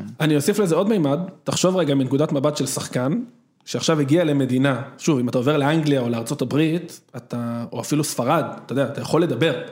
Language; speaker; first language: Hebrew; native; Hebrew